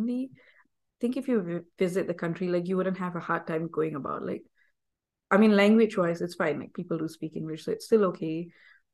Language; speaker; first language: English; non-native, local second language; Tamil